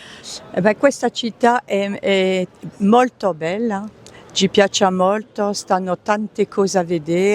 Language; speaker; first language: Italian; early bilingual, heritage; Italian